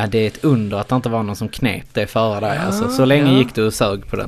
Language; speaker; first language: Swedish; native; Swedish